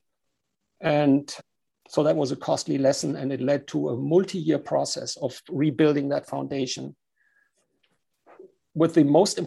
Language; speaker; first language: English; non-native, fluent; German